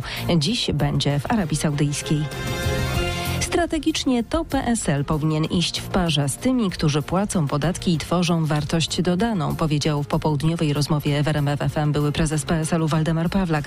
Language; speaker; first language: Polish; native; Polish